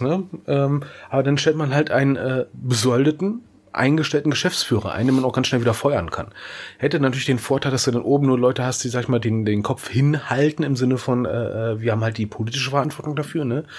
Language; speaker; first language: German; native; German